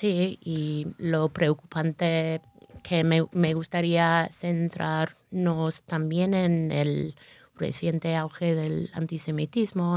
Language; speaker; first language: Spanish; non-native, fluent; English